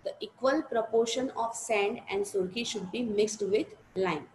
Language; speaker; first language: English; non-native, local second language; Gujarati